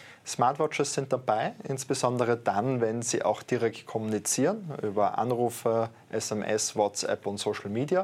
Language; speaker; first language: German; native; German